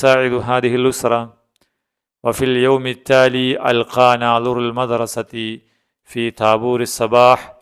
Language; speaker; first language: Arabic; non-native, fluent; Malayalam